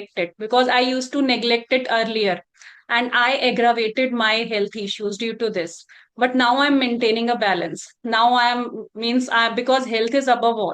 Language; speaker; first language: English; non-native, local second language; Hindi